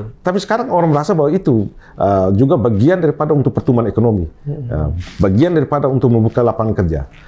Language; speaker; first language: Indonesian; non-native, local second language; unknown